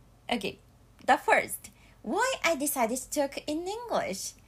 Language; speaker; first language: English; non-native, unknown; Japanese